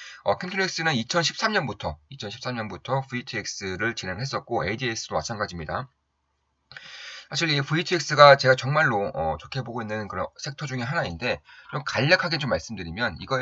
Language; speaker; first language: Korean; native; Korean